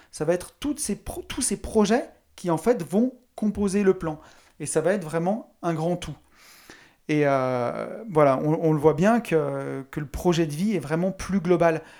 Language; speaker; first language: French; native; French